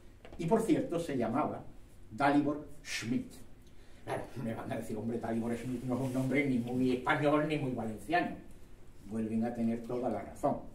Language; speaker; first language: Spanish; native; Spanish